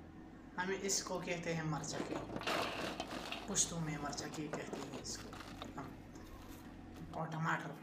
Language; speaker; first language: Hindi; non-native, local second language; Pashto